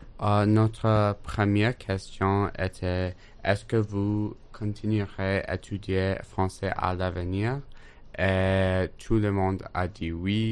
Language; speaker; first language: French; non-native, learner; English